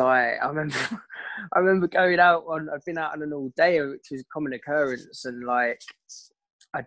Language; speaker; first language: English; native; English